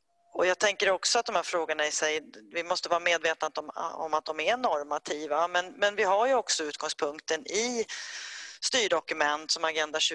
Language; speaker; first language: Swedish; native; Swedish